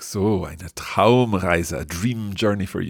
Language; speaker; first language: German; non-native, fluent; English